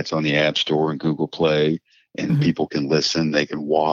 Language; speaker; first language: English; native; English